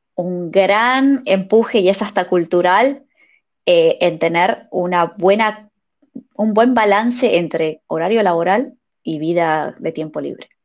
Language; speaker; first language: Spanish; native; Spanish